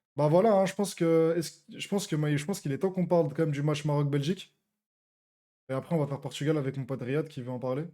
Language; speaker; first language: French; native; French